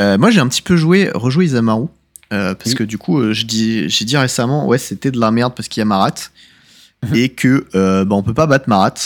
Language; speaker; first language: French; native; French